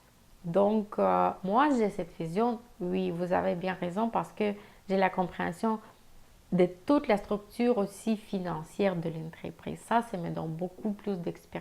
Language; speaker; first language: French; non-native, fluent; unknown